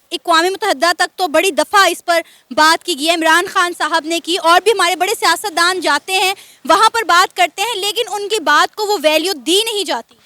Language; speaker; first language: Urdu; native; Urdu